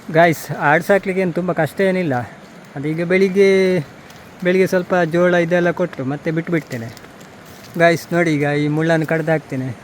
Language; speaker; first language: Kannada; non-native, local second language; Tulu